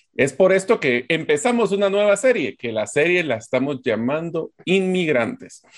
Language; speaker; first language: Spanish; native; Spanish